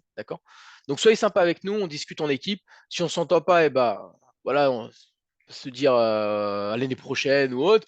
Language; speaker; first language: French; native; French